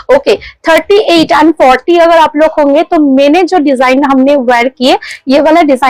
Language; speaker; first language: Hindi; non-native, local second language; Bangla